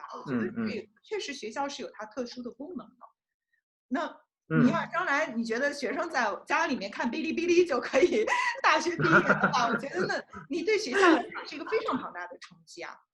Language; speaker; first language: Chinese; native; Chinese